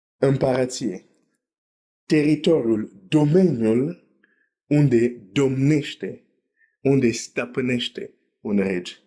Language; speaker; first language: Romanian; non-native, fluent; French